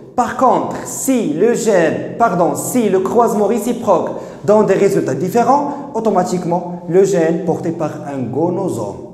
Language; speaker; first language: French; non-native, local second language; Arabic